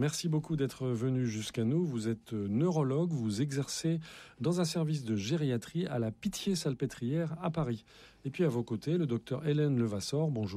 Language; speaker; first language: French; native; French